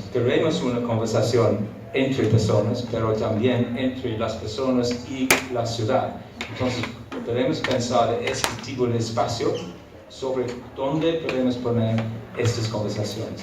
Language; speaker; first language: Spanish; non-native, fluent; English